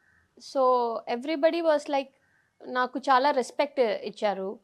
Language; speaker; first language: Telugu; non-native, local second language; Tamil